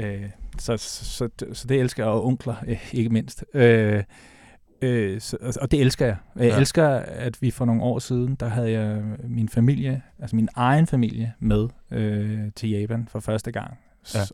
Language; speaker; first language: Danish; native; Danish